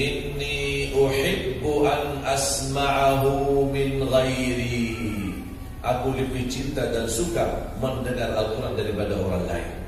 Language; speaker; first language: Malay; non-native, fluent; Arabic